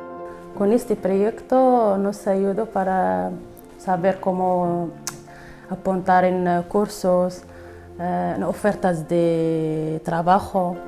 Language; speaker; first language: Spanish; non-native, learner; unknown